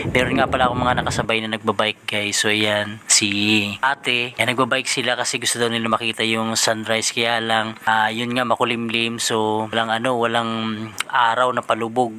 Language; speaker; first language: Filipino; native; Filipino